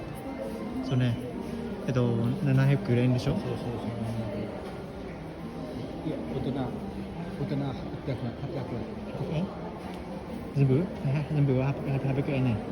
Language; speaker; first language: Japanese; non-native, learner; Hmong